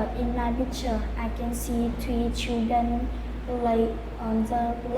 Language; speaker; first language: English; non-native, learner; Vietnamese